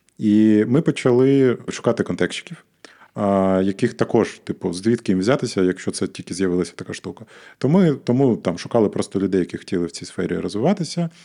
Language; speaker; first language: Ukrainian; non-native, local second language; Russian